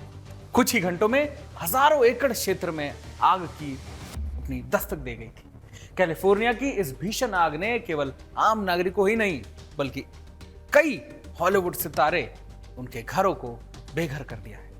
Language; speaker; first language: Hindi; native; Hindi